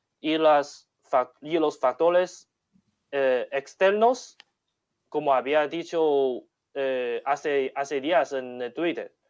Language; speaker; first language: Spanish; non-native, learner; Chinese